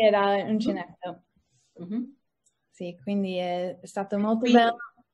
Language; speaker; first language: Italian; non-native, learner; English